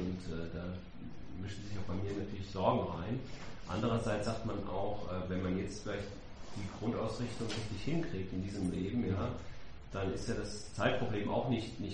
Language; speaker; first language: German; native; German